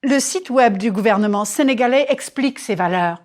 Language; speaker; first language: French; non-native, fluent; English